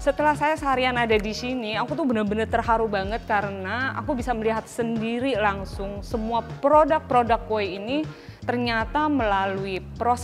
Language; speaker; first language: Indonesian; native; Indonesian